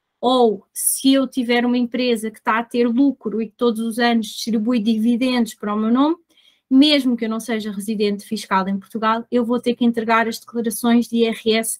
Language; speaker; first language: Portuguese; native; Portuguese